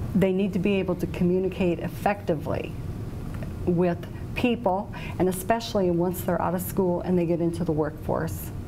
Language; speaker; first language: English; native; English